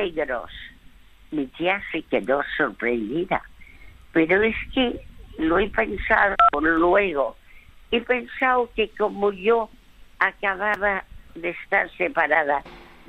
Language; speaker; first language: Spanish; early bilingual, other home language; French